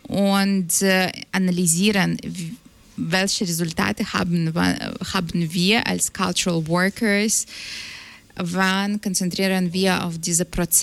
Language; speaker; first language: German; non-native, learner; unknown